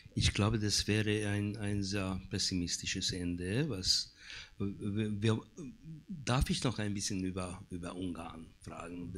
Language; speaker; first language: German; non-native, fluent; Hungarian